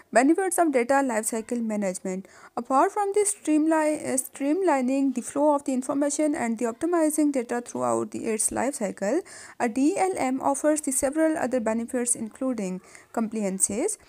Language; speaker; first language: English; non-native, local second language; Urdu